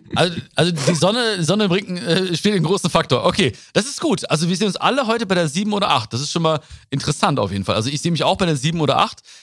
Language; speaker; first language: German; early bilingual, other home language; Malayalam